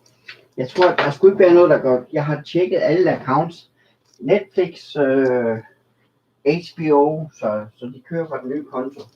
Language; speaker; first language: Danish; native; Danish